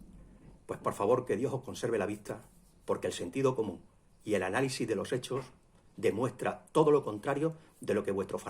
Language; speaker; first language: Spanish; native; Spanish